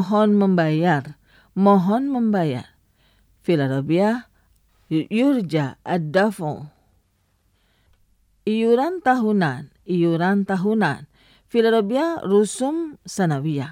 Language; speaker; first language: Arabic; non-native, fluent; Indonesian